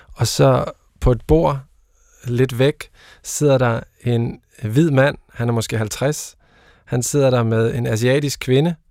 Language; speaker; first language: Danish; native; Danish